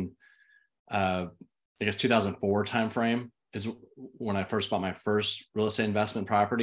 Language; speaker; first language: English; native; English